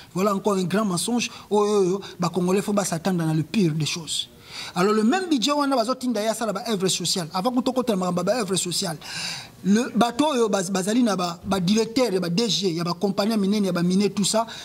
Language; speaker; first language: French; non-native, local second language; Lingala